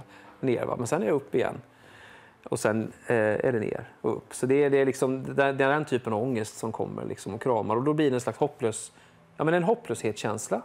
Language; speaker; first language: Swedish; native; Swedish